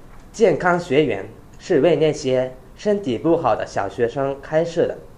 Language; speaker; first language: Chinese; non-native, fluent; Japanese